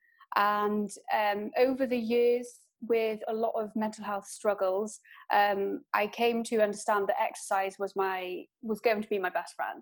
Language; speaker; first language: English; native; English